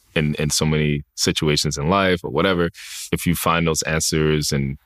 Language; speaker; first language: English; native; English